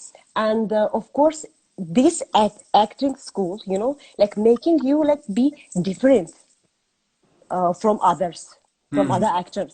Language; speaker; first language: English; non-native, learner; Azerbaijani